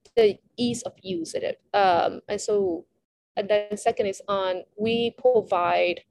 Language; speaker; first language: English; non-native, fluent; Vietnamese